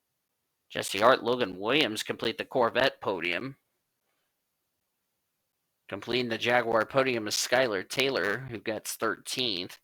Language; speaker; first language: English; native; English